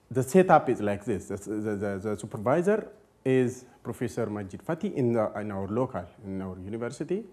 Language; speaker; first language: English; non-native, fluent; Amharic